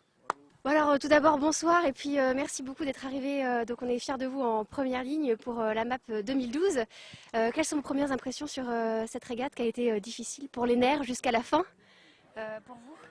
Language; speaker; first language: French; native; French